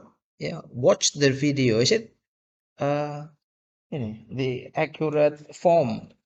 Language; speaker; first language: English; non-native, fluent; Indonesian